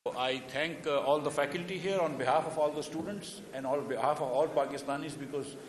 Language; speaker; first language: English; non-native, local second language; Urdu